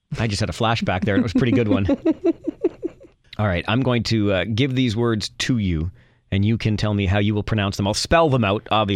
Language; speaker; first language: English; native; English